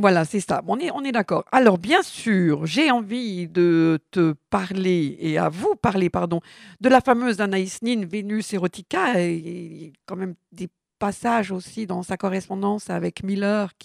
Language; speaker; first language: French; native; French